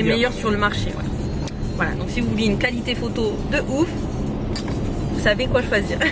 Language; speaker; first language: French; native; French